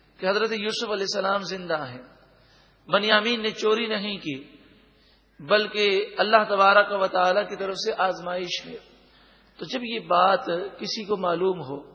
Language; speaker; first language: Urdu; native; Urdu